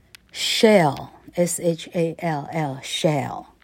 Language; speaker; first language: English; non-native, fluent; Chinese